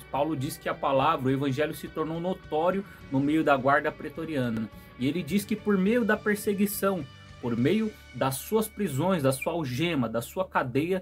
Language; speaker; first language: Portuguese; native; Portuguese